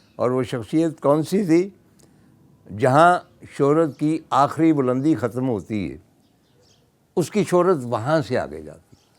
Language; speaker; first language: Urdu; non-native, local second language; Punjabi